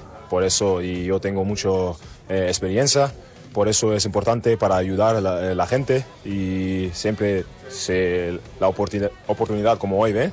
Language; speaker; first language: Spanish; non-native, learner; German